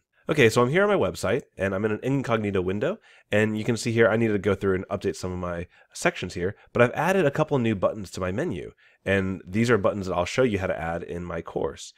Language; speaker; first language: English; native; English